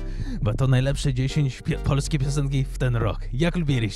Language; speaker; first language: Polish; early bilingual, heritage; English